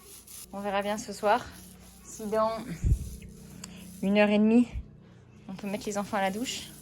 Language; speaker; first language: French; native; French